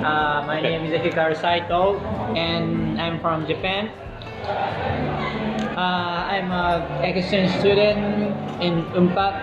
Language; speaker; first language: English; non-native, learner; Japanese